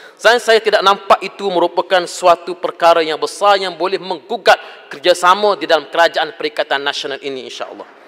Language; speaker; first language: Malay; native; Malay